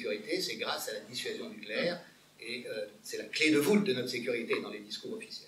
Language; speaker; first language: French; native; French